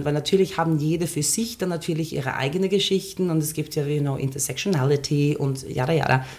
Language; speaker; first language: German; non-native, fluent; Finnish